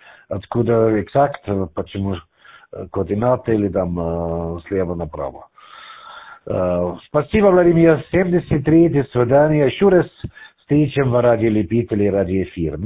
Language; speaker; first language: Russian; non-native, learner; German